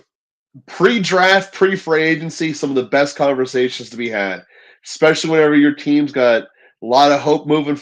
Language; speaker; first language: English; native; English